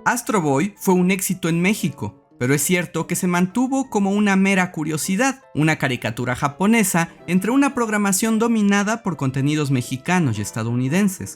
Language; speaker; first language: Spanish; native; Spanish